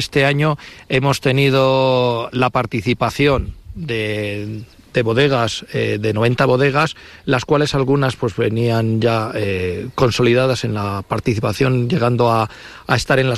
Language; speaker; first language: Spanish; native; Spanish